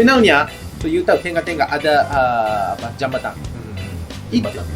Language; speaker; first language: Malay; non-native, learner; Japanese